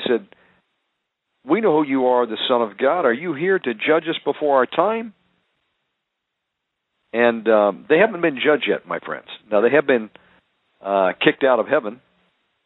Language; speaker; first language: English; native; English